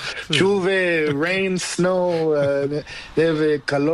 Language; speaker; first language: Spanish; non-native, learner; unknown